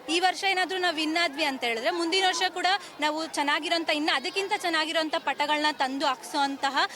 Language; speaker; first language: Kannada; native; Kannada